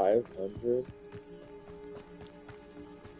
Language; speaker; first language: English; native; English